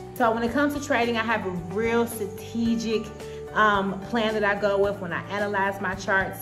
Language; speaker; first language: English; native; English